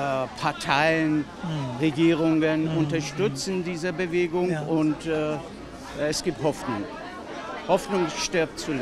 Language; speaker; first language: German; non-native, fluent; Persian